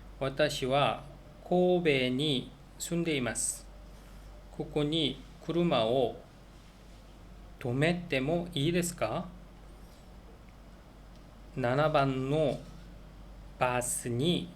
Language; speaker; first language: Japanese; non-native, learner; Korean